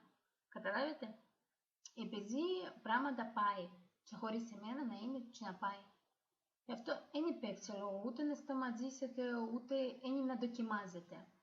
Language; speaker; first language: Greek; non-native, fluent; Ukrainian